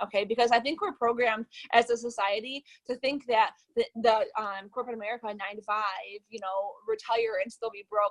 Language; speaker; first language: English; native; English